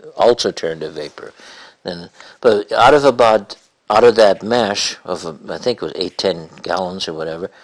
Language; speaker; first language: English; native; English